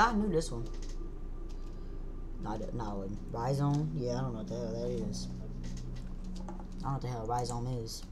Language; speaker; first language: English; native; English